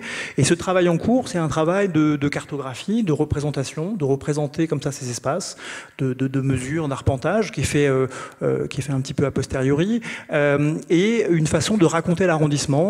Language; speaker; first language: French; native; French